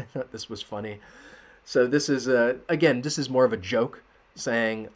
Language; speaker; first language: English; native; English